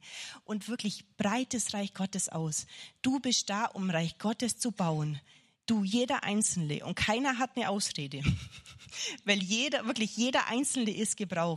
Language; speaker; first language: German; native; German